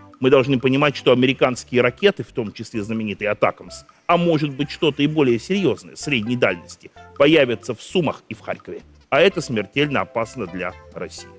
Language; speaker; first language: Russian; native; Russian